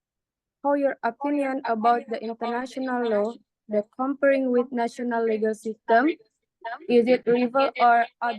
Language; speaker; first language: English; non-native, learner; Indonesian